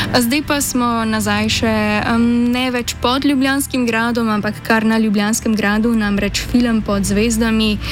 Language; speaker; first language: Slovenian; native; Slovenian